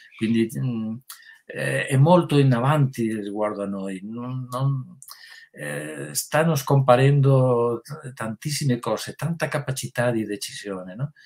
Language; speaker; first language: Italian; non-native, fluent; Spanish